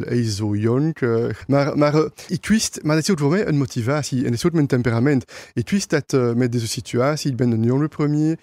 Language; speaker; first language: Dutch; non-native, local second language; French